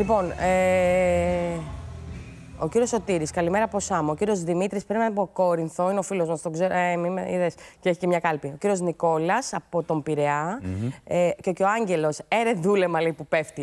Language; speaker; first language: Greek; native; Greek